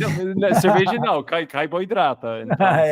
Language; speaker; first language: Portuguese; non-native, fluent; English